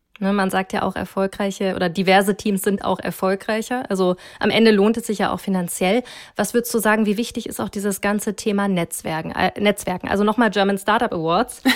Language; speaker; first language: German; native; German